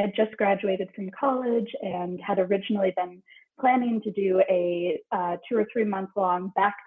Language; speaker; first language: English; native; English